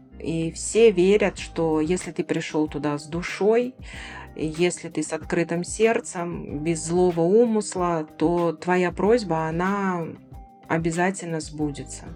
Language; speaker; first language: Russian; native; Russian